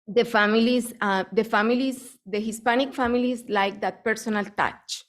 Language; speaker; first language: English; non-native, fluent; Spanish